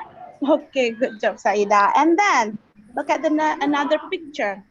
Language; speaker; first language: English; non-native, learner; Indonesian